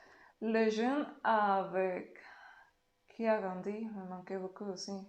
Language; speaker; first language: French; non-native, learner; Spanish